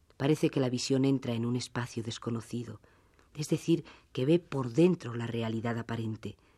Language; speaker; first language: Spanish; native; Spanish